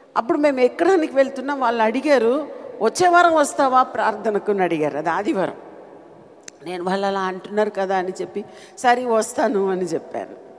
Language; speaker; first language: Telugu; non-native, fluent; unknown